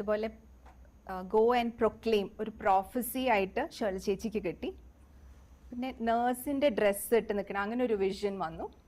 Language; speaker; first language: Malayalam; native; Malayalam